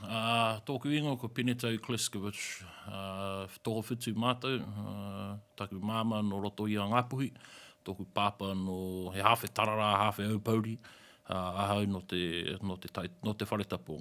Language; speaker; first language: Māori; non-native, local second language; English